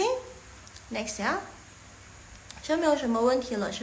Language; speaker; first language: Chinese; non-native, fluent; Indonesian